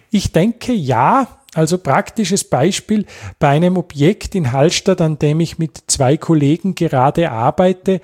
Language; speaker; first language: German; native; German